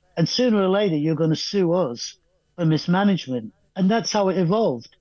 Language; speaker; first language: English; native; English